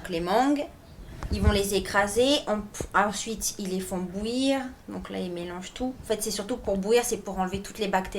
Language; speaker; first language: French; native; French